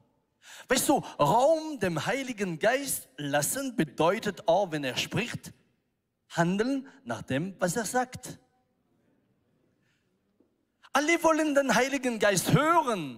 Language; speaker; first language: German; non-native, fluent; French